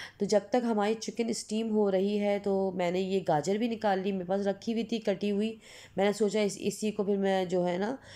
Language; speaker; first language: Hindi; native; Hindi